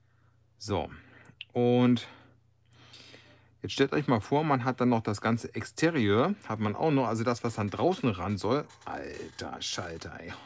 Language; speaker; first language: German; native; German